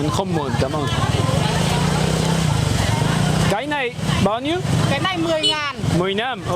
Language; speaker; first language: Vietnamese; non-native, learner; Turkish